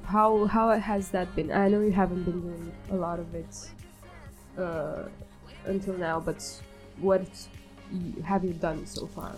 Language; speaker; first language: English; non-native, fluent; Romanian